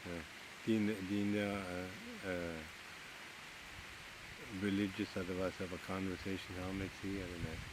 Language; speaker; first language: German; early bilingual, heritage; Pennsylvania German